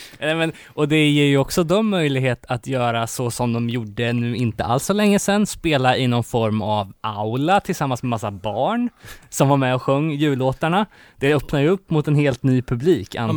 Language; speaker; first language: Swedish; native; Swedish